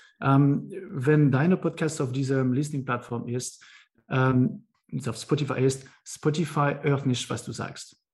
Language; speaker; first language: German; non-native, learner; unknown